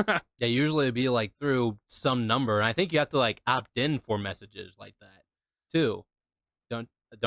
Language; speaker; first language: English; native; English